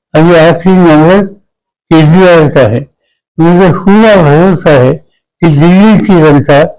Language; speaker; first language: Hindi; non-native, local second language; Marathi